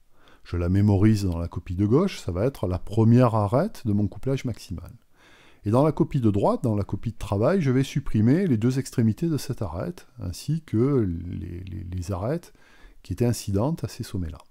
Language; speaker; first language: French; native; French